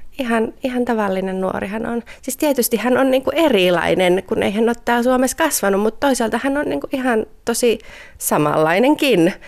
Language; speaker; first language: Finnish; native; Finnish